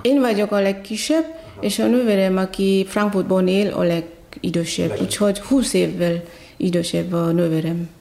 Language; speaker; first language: Hungarian; non-native, fluent; Batak Toba